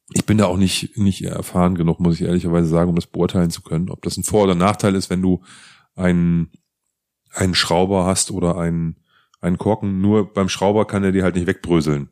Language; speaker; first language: German; native; German